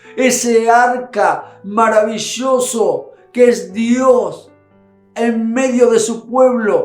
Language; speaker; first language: Spanish; native; Spanish